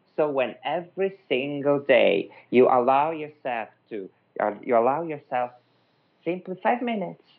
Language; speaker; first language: English; non-native, fluent; Italian